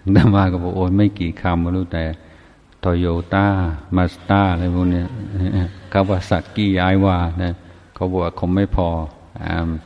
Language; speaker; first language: Thai; non-native, fluent; English